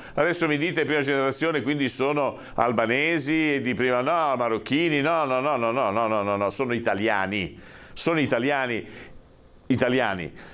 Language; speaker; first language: Italian; native; Italian